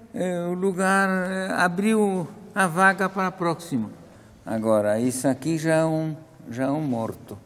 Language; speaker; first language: Portuguese; non-native, fluent; Polish